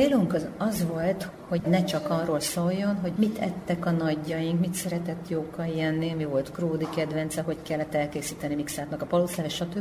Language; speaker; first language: Hungarian; native; Hungarian